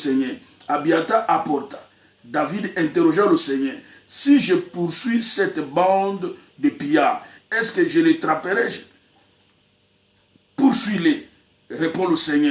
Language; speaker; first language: French; non-native, local second language; Lingala